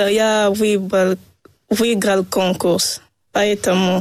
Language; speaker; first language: Russian; non-native, learner; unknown